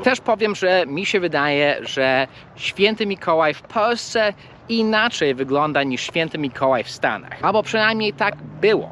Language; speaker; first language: Polish; early bilingual, heritage; English